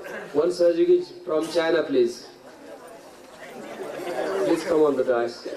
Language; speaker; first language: English; non-native, local second language; Marathi